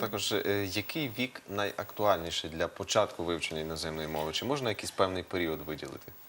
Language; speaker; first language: Ukrainian; native; Ukrainian